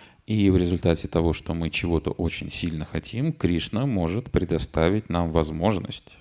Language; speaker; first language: Russian; native; Russian